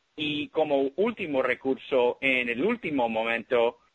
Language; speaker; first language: Spanish; early bilingual, heritage; Spanish